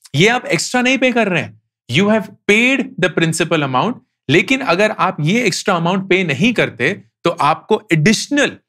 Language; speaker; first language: Hindi; native; Hindi